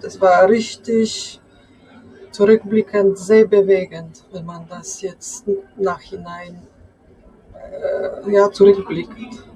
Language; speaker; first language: German; non-native, fluent; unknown